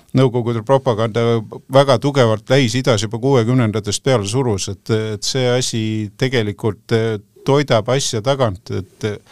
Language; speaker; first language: Estonian; native; Estonian